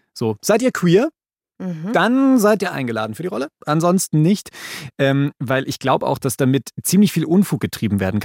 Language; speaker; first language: German; native; German